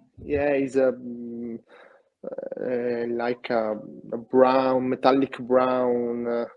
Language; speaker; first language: English; non-native, learner; Italian